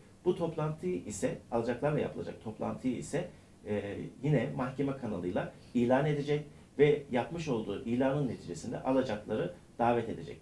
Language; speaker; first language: Turkish; native; Turkish